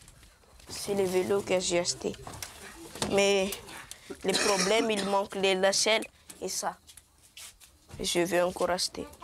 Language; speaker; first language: French; non-native, learner; Malagasy